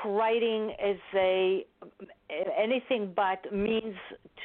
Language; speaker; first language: English; non-native, fluent; Hebrew